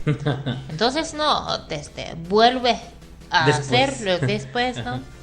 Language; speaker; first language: Spanish; non-native, fluent; Japanese